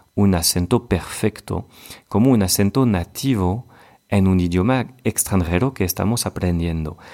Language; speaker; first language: French; native; French